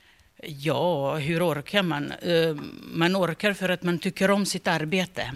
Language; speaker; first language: Swedish; non-native, fluent; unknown